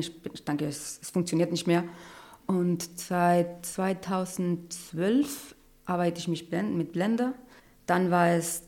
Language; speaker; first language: German; non-native, learner; Spanish